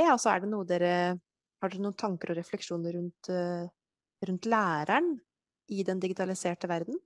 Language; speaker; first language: Norwegian; native; Norwegian